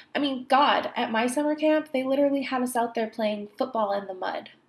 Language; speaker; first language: English; native; English